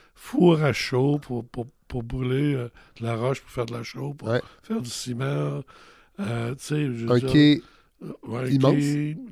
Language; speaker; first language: French; native; French